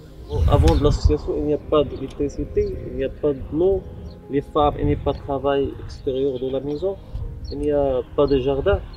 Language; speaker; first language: French; non-native, learner; Arabic